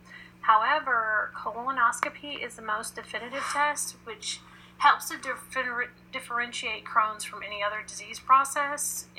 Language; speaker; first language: English; native; English